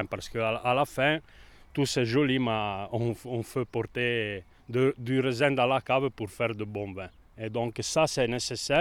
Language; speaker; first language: French; non-native, local second language; Italian